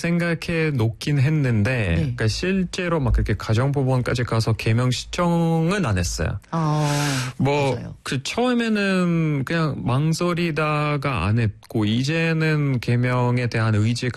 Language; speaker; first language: Korean; non-native, fluent; Russian